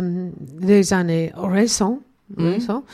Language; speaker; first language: French; non-native, learner; English